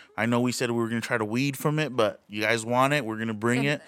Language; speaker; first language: English; native; English